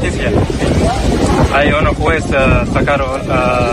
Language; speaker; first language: Spanish; non-native, learner; Arabic